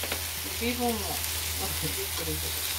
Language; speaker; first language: Japanese; native; Japanese